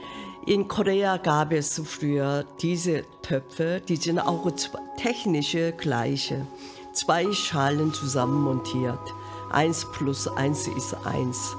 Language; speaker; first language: German; non-native, fluent; Korean